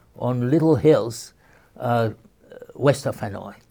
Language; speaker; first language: English; non-native, fluent; French